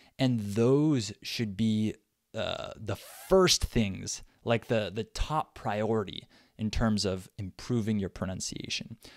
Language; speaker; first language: English; native; English